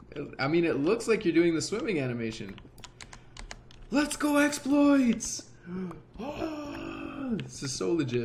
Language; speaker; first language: English; native; English